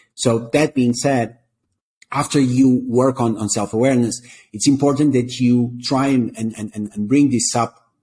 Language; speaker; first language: English; non-native, fluent; Portuguese